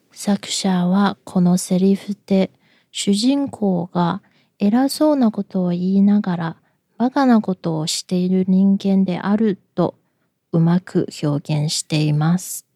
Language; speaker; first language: Japanese; non-native, fluent; Chinese